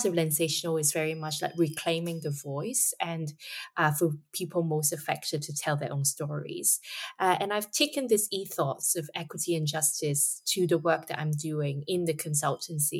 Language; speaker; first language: English; non-native, local second language; Cantonese